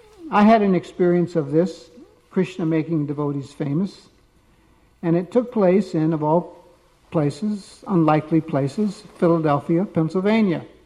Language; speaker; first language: English; native; English